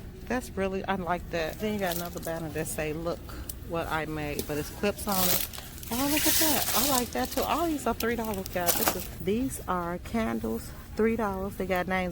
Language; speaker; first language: English; native; English